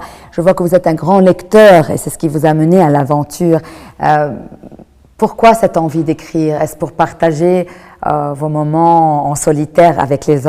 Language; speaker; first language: French; non-native, local second language; Arabic